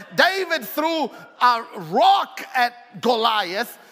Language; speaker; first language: English; early bilingual, other home language; Italian